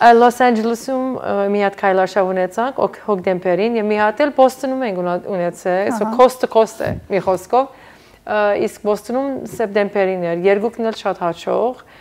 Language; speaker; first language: Armenian; early bilingual, heritage; Armenian